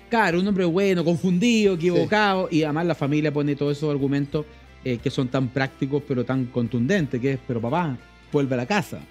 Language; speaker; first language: Spanish; native; Spanish